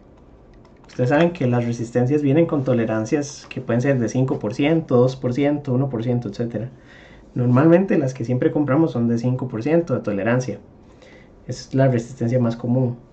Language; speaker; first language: Spanish; native; Spanish